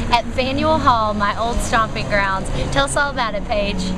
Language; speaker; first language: English; native; English